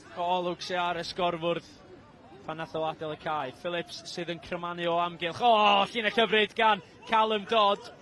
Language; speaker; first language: Welsh; native; Welsh